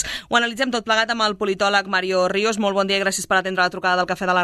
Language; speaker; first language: Catalan; native; Catalan